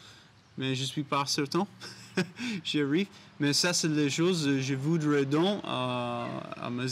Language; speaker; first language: French; non-native, learner; English